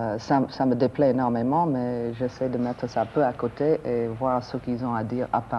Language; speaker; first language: French; non-native, fluent; English